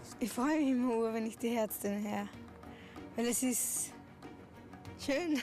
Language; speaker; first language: German; early bilingual, other home language; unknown